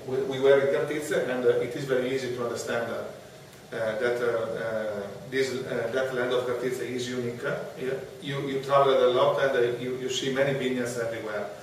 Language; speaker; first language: English; non-native, fluent; Italian